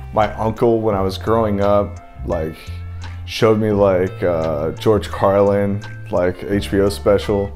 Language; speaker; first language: English; native; English